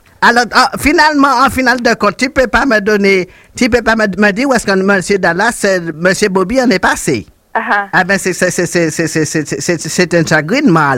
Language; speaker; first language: French; native; French